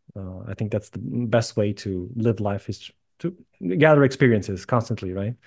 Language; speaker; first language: English; non-native, fluent; Portuguese